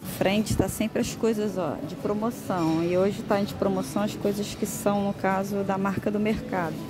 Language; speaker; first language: Portuguese; native; Portuguese